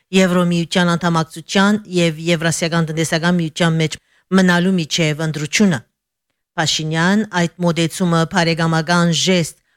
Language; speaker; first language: Armenian; early bilingual, heritage; Armenian